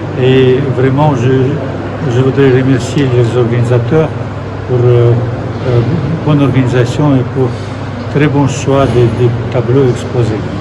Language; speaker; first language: French; non-native, fluent; Russian